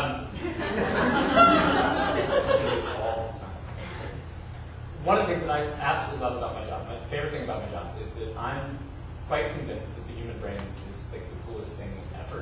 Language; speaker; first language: English; native; English